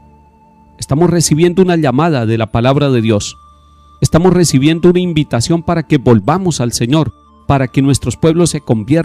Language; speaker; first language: Spanish; native; Spanish